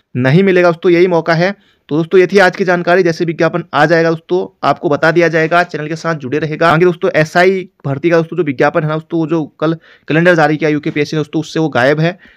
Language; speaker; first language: Hindi; native; Hindi